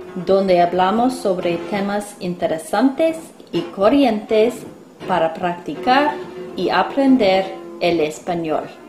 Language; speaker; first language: Spanish; non-native, fluent; English